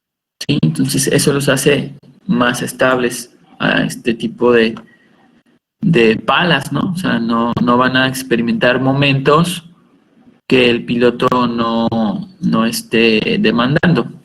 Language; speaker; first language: Spanish; native; Spanish